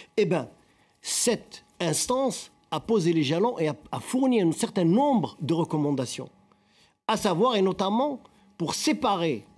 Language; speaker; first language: French; non-native, local second language; Arabic